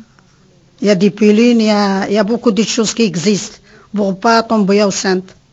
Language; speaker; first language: French; non-native, learner; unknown